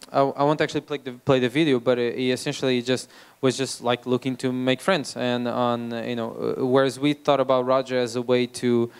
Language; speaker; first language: English; non-native, fluent; Portuguese